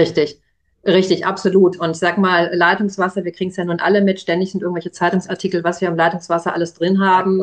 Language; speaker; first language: German; native; German